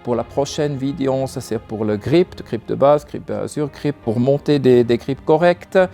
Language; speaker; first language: French; non-native, learner; German